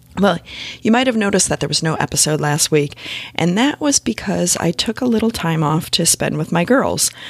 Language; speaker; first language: English; native; English